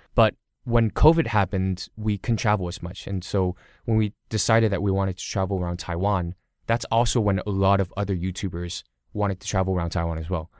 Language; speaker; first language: English; early bilingual, other home language; Cantonese